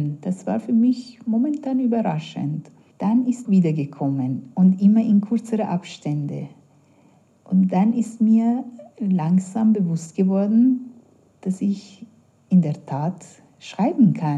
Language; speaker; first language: German; non-native, fluent; Persian